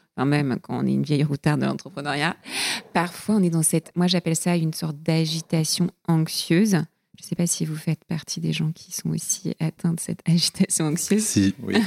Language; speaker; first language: French; native; French